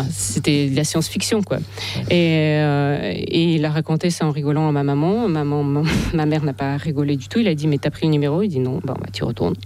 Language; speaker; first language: French; non-native, fluent; Russian